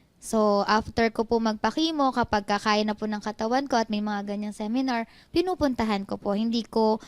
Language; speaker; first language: Filipino; native; Filipino